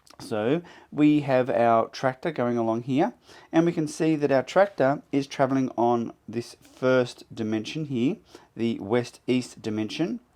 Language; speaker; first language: English; native; English